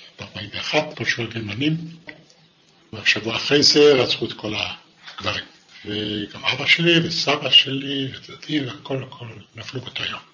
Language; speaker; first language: Hebrew; non-native, fluent; Yiddish